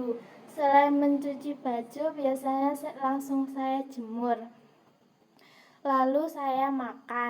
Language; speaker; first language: Indonesian; non-native, local second language; Javanese